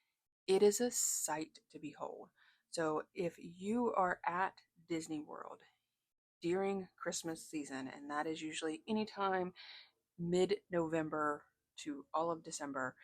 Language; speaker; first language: English; native; English